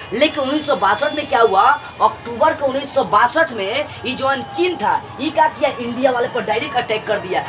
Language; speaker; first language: Hindi; native; Hindi